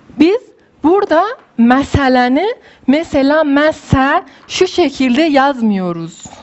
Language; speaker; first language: Turkish; non-native, fluent; Persian